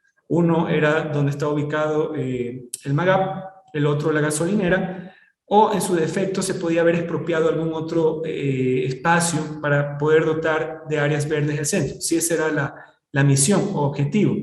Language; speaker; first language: Spanish; native; Spanish